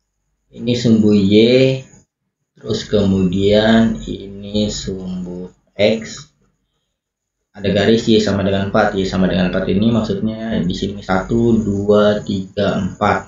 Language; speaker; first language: Indonesian; native; Indonesian